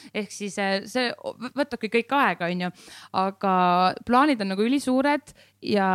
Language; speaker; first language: Estonian; native; Estonian